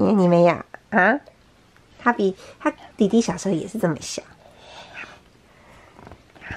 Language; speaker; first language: Chinese; native; Chinese